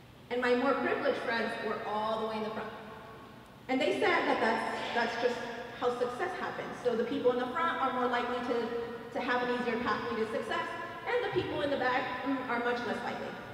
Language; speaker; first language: English; early bilingual, other home language; Spanish